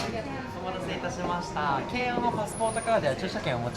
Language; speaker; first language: Japanese; native; Japanese